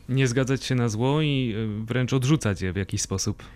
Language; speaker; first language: Polish; native; Polish